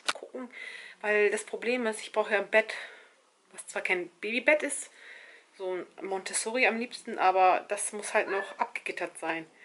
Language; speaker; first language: German; early bilingual, other home language; Turkish